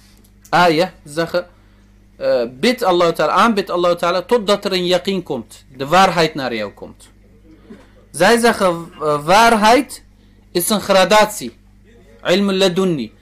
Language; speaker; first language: Dutch; early bilingual, other home language; Turkish